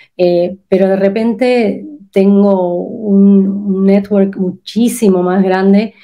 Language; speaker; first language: Spanish; native; Spanish